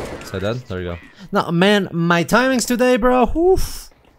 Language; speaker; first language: English; non-native, fluent; Spanish